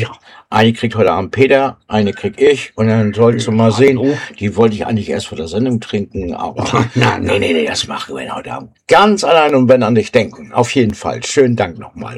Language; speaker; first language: German; native; German